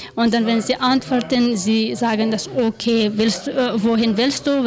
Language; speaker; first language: German; non-native, learner; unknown